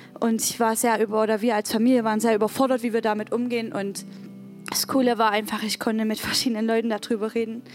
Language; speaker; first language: German; native; German